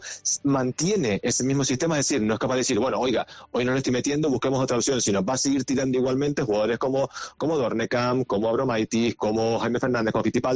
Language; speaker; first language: Spanish; native; Spanish